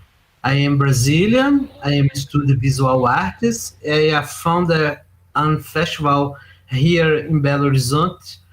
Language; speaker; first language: English; non-native, learner; Portuguese